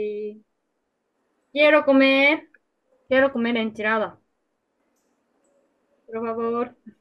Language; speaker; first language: Spanish; non-native, learner; Japanese